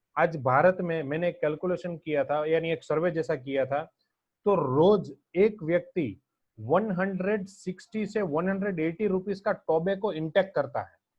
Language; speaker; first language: Hindi; non-native, local second language; Gujarati